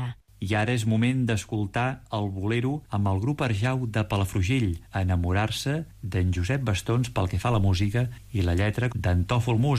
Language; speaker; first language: Catalan; native; Catalan